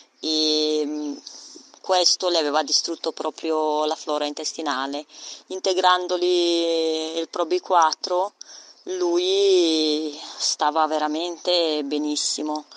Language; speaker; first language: Italian; non-native, fluent; Romanian